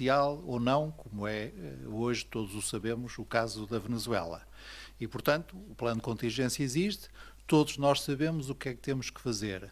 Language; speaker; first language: Portuguese; native; Portuguese